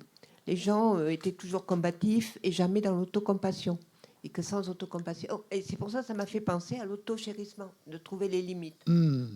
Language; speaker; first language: French; native; French